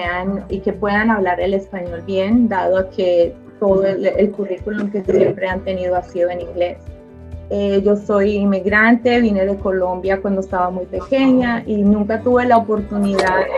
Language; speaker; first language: Spanish; early bilingual, other home language; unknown